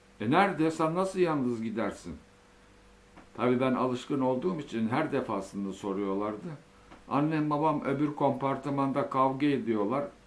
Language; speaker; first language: Turkish; early bilingual, other home language; Finnish